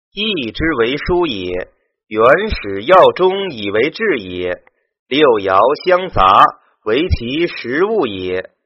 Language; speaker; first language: Chinese; native; Chinese